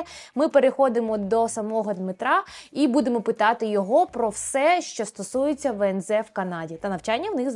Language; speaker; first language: Ukrainian; native; Ukrainian